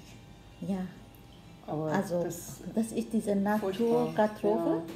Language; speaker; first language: German; non-native, learner; Vietnamese